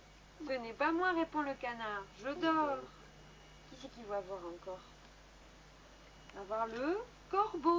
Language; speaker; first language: French; native; French